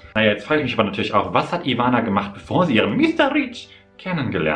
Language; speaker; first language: German; native; German